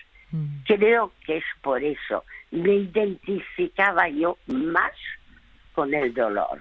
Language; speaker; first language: Spanish; early bilingual, other home language; French